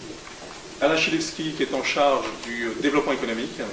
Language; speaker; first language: French; native; French